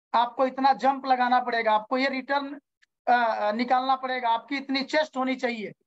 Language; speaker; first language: Hindi; native; Hindi